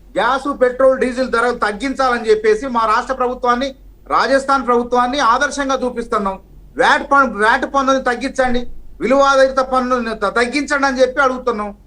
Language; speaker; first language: Telugu; native; Telugu